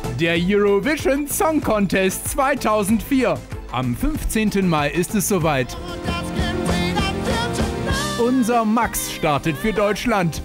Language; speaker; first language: German; native; German